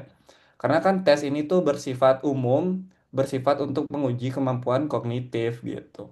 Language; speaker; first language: Indonesian; native; Indonesian